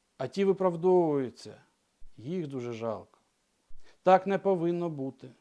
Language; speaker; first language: Ukrainian; non-native, local second language; Russian